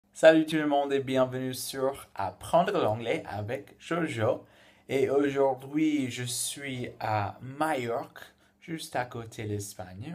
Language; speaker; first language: French; non-native, fluent; English